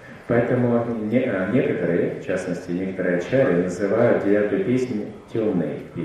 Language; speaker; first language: Russian; native; Russian